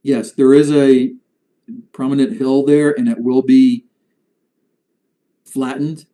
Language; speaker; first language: English; native; English